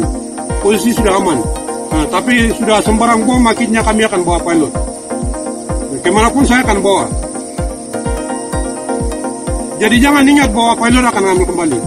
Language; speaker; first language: Indonesian; non-native, local second language; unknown